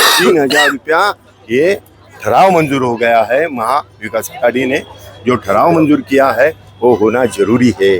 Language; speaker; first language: Hindi; non-native, local second language; Marathi